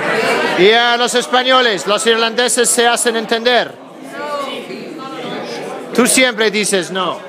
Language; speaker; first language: Spanish; non-native, fluent; English